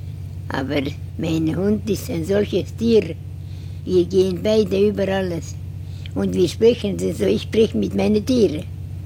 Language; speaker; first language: German; non-native, learner; Estonian